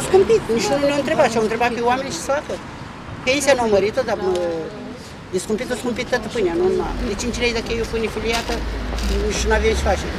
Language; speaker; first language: Romanian; native; Romanian